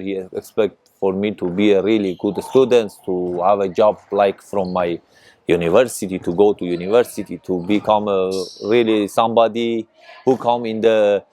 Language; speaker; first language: English; non-native, learner; Persian